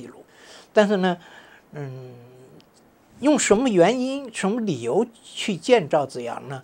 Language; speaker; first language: Chinese; native; Chinese